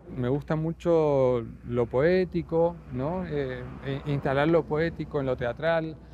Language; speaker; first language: Spanish; native; Spanish